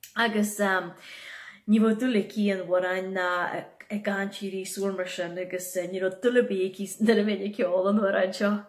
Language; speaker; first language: Irish; native; Irish